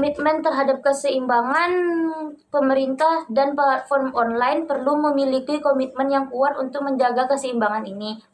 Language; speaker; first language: Indonesian; native; Indonesian